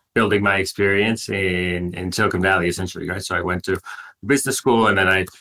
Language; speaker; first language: English; non-native, fluent; Spanish